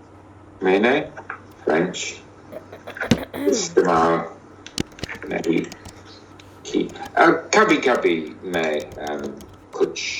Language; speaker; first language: Hindi; non-native, learner; English